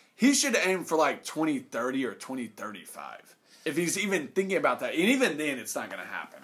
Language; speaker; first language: English; native; English